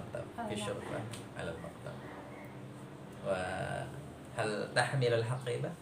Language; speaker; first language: Arabic; non-native, fluent; Indonesian